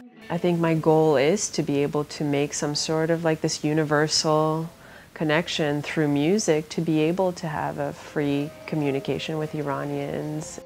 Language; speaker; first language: English; early bilingual, other home language; Persian